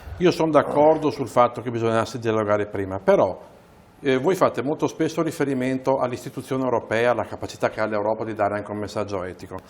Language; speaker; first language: Italian; native; Italian